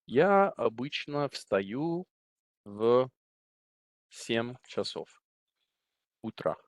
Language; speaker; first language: Russian; non-native, fluent; English